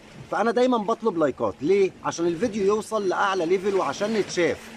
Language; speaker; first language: Arabic; native; Arabic